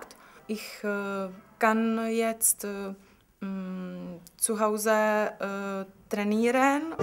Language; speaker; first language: German; non-native, learner; Czech